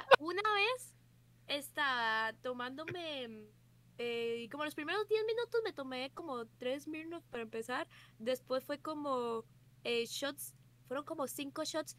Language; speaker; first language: Spanish; native; Spanish